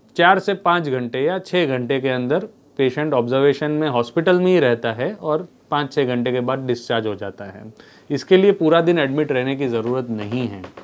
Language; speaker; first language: Hindi; non-native, local second language; Gujarati